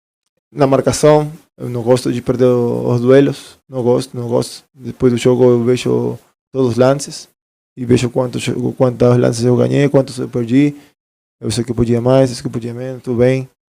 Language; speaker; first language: Portuguese; non-native, fluent; Spanish